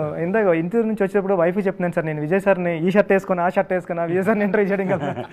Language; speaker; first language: Telugu; native; Telugu